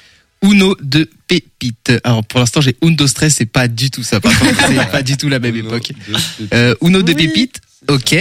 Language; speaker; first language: French; native; French